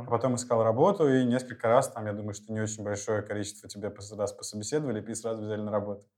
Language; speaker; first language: Russian; native; Russian